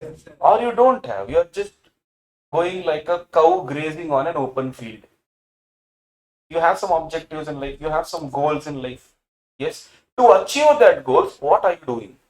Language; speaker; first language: English; non-native, local second language; Tamil